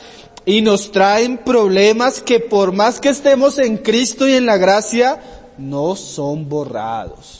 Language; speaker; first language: Spanish; native; Spanish